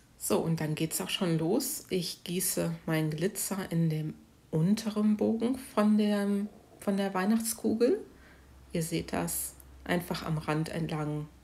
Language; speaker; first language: German; native; German